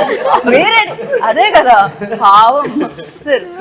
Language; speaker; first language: Telugu; native; Telugu